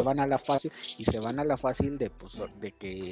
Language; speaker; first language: Spanish; native; Spanish